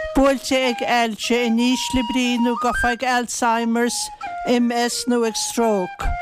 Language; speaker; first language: Irish; native; Irish